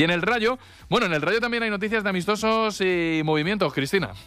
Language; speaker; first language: Spanish; native; Spanish